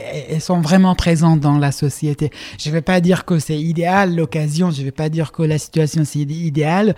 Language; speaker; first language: French; non-native, fluent; Kurdish